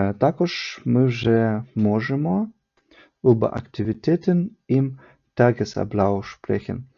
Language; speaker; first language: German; non-native, fluent; Ukrainian